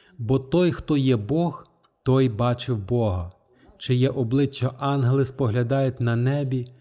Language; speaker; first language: Ukrainian; non-native, fluent; French